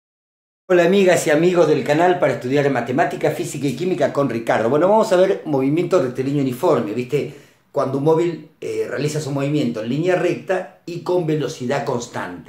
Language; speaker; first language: Spanish; native; Spanish